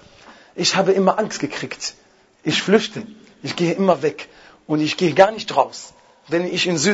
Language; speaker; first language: German; non-native, fluent; Arabic